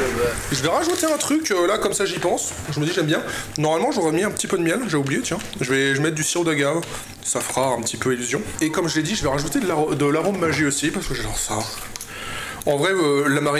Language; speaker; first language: French; native; French